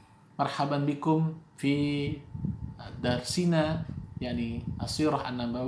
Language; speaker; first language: Arabic; non-native, fluent; Indonesian